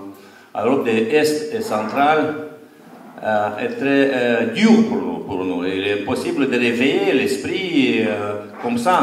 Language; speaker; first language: French; non-native, fluent; Romanian